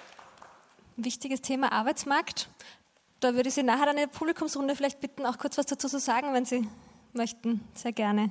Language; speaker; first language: German; native; German